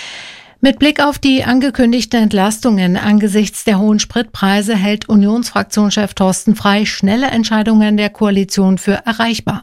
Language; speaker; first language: German; native; German